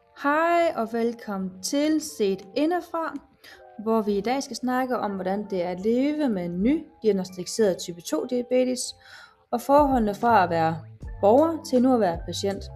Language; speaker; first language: Danish; native; Danish